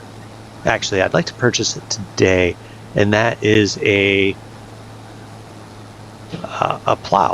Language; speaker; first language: English; native; English